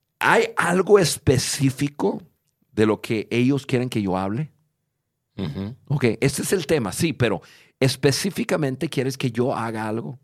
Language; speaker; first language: Spanish; non-native, fluent; English